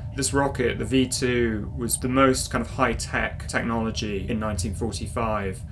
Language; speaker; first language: English; native; English